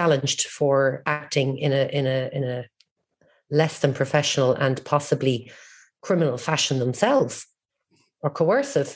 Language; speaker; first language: English; native; English